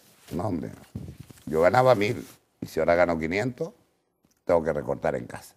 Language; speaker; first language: Spanish; native; Spanish